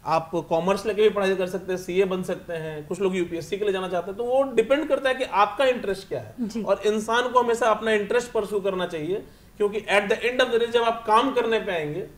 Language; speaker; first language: Hindi; native; Hindi